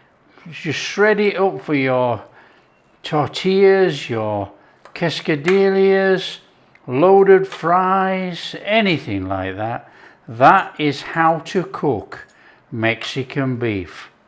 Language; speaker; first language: English; native; English